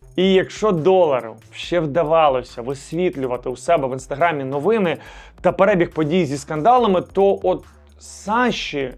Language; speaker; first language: Ukrainian; native; Ukrainian